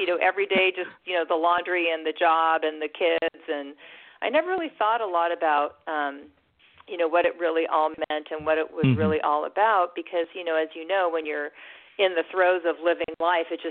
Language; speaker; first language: English; native; English